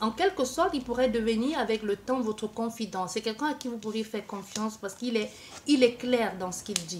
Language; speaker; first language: French; native; French